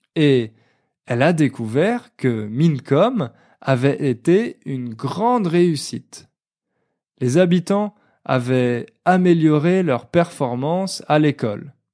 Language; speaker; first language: French; native; French